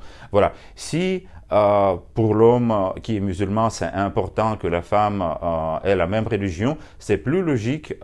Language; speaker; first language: French; non-native, fluent; Russian